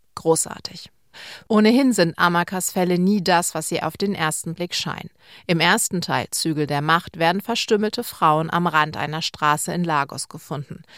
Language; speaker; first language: German; native; German